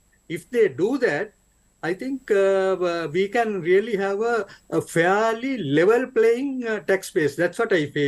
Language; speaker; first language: English; non-native, local second language; Sinhala